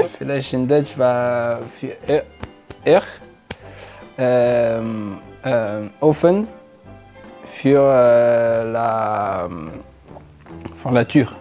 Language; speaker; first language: German; non-native, learner; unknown